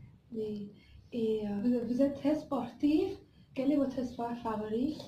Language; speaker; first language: French; non-native, learner; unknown